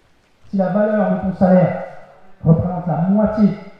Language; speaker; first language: French; native; French